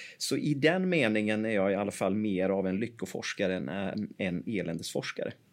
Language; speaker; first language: Swedish; early bilingual, other home language; Persian